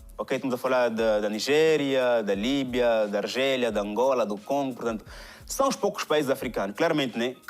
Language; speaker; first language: Portuguese; native; Portuguese